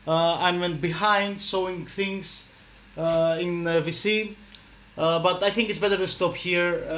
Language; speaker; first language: English; non-native, fluent; Greek